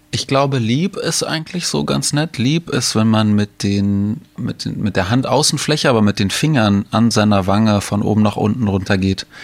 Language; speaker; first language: German; native; German